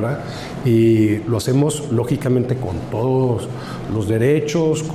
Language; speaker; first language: Spanish; native; Spanish